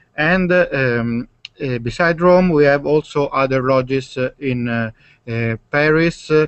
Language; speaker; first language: English; non-native, learner; Italian